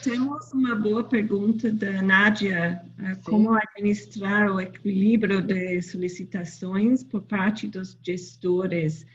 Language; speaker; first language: Portuguese; non-native, learner; English